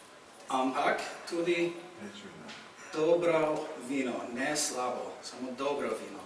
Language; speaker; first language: Slovenian; non-native, fluent; English